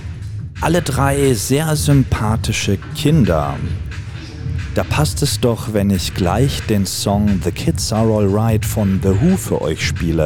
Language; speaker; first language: German; native; German